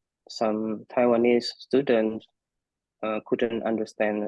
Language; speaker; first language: English; non-native, fluent; Indonesian